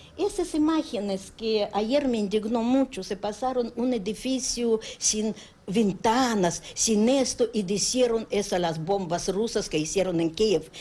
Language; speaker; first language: Spanish; non-native, fluent; Russian